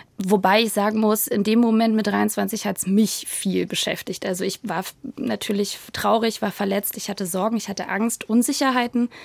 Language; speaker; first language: German; native; German